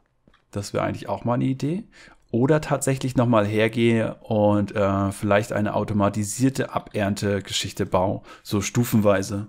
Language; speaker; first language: German; native; German